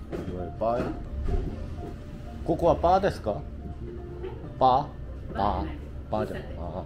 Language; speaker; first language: Japanese; non-native, learner; Korean